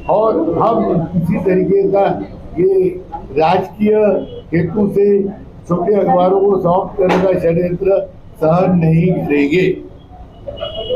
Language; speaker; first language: Hindi; non-native, local second language; Marathi